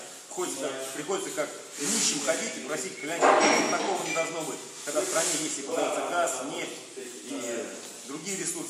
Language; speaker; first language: Russian; native; Russian